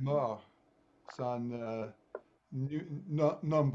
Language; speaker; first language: French; non-native, fluent; English